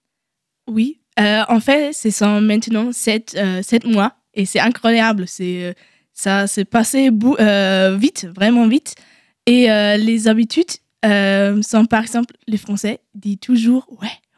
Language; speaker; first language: French; non-native, learner; German